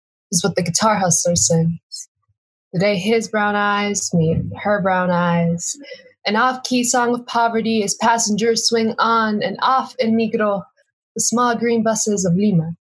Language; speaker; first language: English; native; English